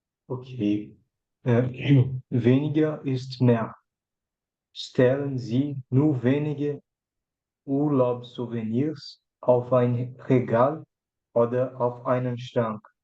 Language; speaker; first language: German; non-native, learner; Portuguese